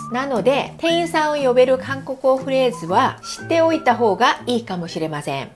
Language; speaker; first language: Japanese; non-native, fluent; Korean